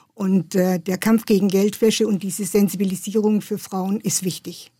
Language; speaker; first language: German; native; German